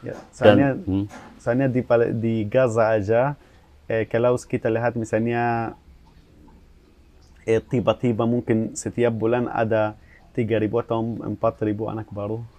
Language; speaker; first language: Indonesian; non-native, fluent; Arabic